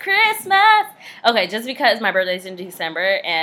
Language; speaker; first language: English; non-native, fluent; Haitian Creole